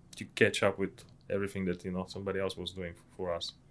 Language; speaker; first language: English; non-native, fluent; Bulgarian